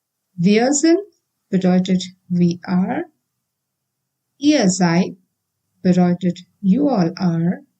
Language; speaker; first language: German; non-native, fluent; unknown